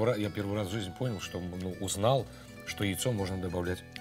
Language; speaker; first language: Russian; native; Russian